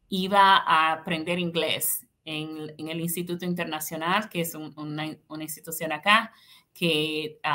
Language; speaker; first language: Spanish; native; Spanish